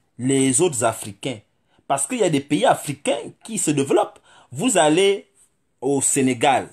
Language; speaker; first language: French; non-native, local second language; Fang